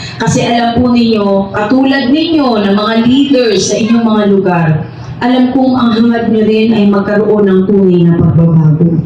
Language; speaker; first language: Filipino; native; Filipino